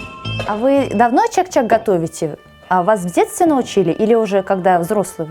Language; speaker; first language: Russian; native; Russian